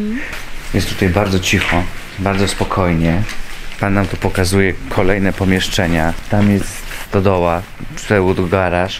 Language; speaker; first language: Polish; native; Polish